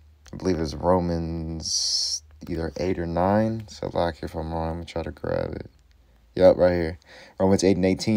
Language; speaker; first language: English; native; English